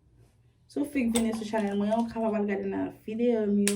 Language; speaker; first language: French; non-native, learner; Haitian Creole